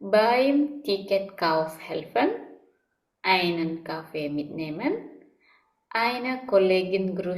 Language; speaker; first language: German; non-native, fluent; Indonesian